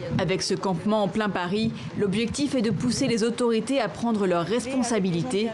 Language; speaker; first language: French; native; French